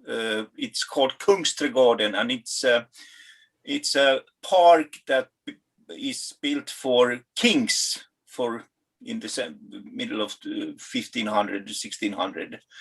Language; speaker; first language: English; non-native, fluent; Finnish